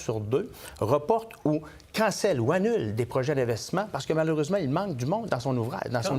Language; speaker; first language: French; native; French